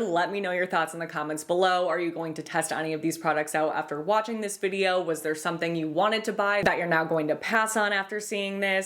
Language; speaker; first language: English; native; English